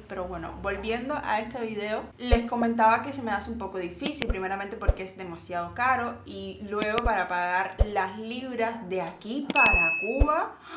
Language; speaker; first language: Spanish; native; Spanish